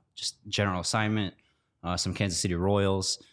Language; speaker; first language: English; native; English